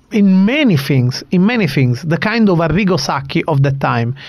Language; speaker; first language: English; non-native, fluent; Italian